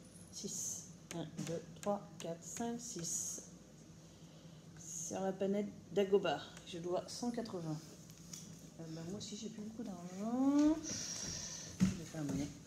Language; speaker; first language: French; native; French